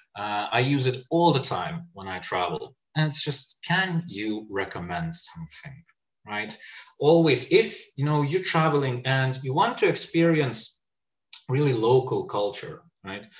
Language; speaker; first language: English; non-native, fluent; Lithuanian